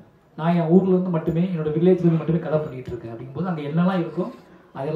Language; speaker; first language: Tamil; native; Tamil